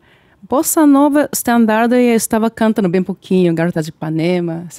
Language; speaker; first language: Portuguese; non-native, learner; Japanese